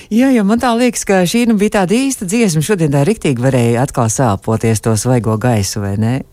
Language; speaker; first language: Latvian; native; Latvian